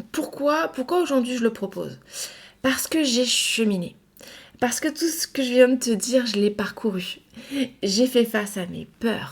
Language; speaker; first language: French; native; French